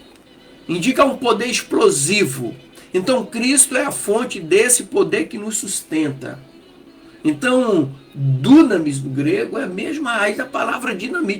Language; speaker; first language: Portuguese; native; Portuguese